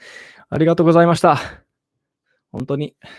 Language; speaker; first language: Japanese; non-native, learner; English